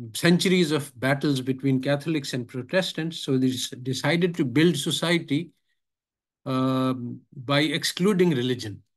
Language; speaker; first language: English; non-native, local second language; Urdu